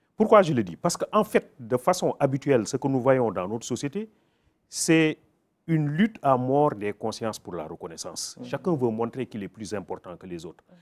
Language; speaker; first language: French; non-native, local second language; Wolof